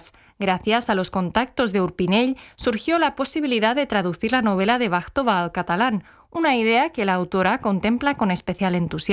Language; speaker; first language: Spanish; non-native, fluent; Czech